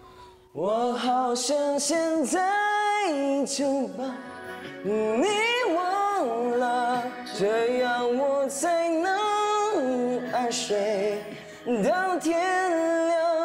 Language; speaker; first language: Chinese; native; Chinese